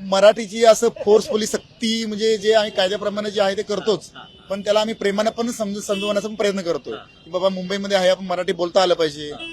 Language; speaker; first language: Marathi; native; Marathi